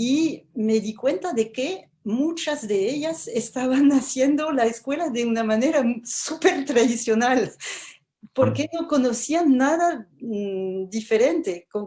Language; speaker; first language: Spanish; non-native, fluent; French